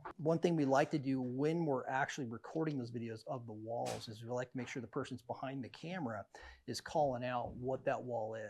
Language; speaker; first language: English; native; English